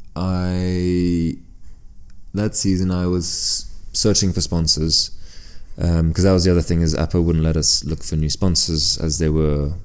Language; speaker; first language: English; early bilingual, other home language; French